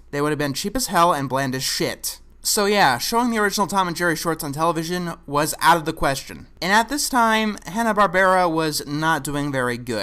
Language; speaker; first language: English; native; English